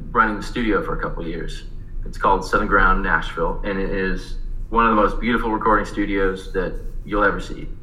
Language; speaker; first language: English; native; English